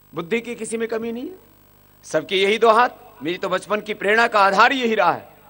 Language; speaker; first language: Hindi; native; Hindi